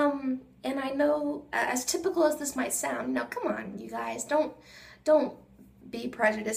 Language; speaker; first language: English; native; English